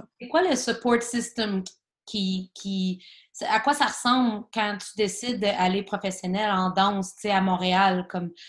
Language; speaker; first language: French; native; French